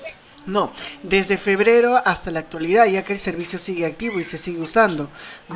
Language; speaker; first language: Spanish; native; Spanish